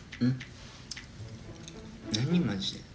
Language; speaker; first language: Korean; non-native, fluent; Japanese